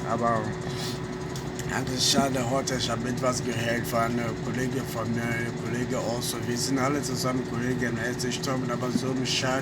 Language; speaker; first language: German; non-native, learner; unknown